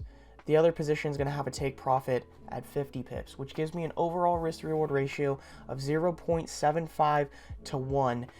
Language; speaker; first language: English; native; English